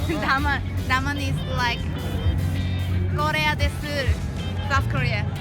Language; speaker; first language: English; non-native, learner; Korean